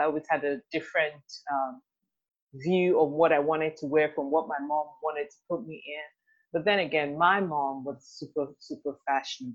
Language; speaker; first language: English; non-native, local second language; Igbo